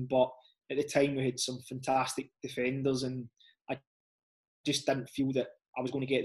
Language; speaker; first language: English; native; English